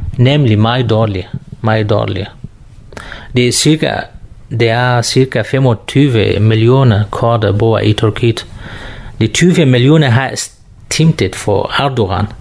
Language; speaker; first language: Danish; non-native, learner; Kurdish